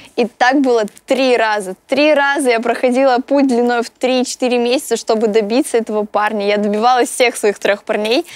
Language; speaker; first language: Russian; native; Russian